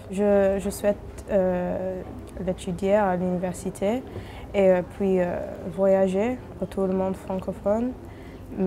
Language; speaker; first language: French; non-native, fluent; English